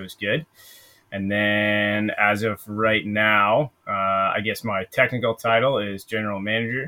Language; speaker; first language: English; native; English